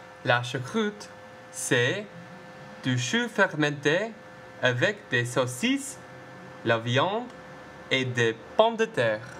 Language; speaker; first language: French; non-native, learner; English